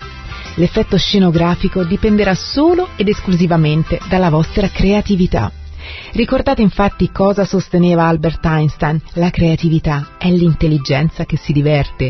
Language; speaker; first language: Italian; native; Italian